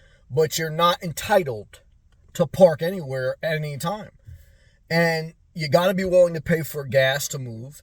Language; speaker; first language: English; native; English